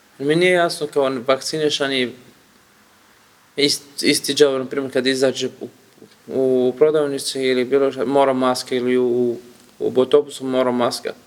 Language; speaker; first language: Serbian; non-native, learner; Kurdish